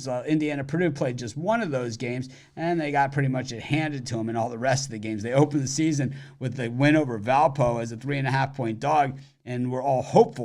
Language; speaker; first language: English; native; English